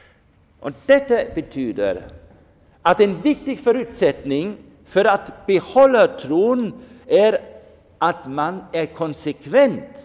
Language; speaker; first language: Swedish; non-native, fluent; German